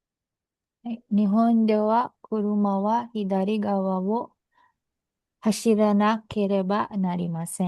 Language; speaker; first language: Japanese; non-native, learner; Filipino